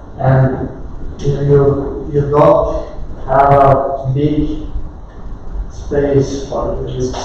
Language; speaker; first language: English; non-native, learner; Portuguese